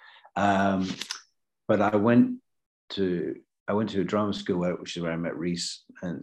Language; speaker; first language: English; native; English